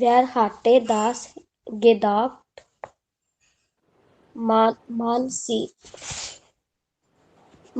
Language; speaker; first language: German; non-native, learner; Hindi